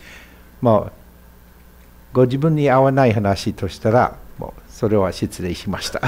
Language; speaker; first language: Japanese; non-native, fluent; English